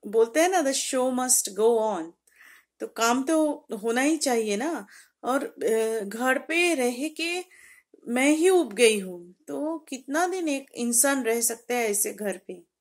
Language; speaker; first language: Hindi; non-native, local second language; Bangla